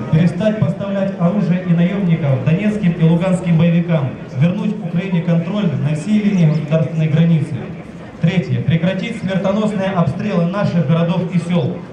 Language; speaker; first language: Russian; native; Russian